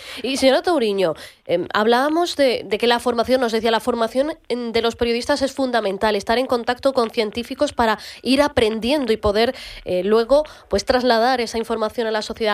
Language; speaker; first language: Spanish; native; Spanish